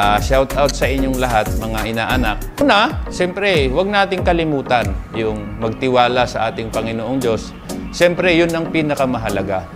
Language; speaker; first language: Filipino; native; Filipino